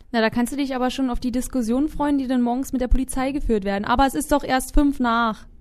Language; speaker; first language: German; native; German